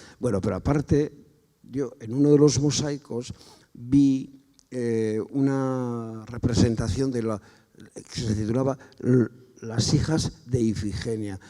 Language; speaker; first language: Spanish; non-native, local second language; Basque